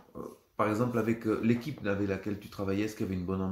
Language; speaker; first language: French; native; French